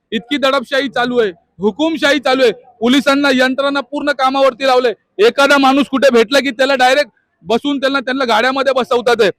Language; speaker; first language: Marathi; non-native, local second language; Lambadi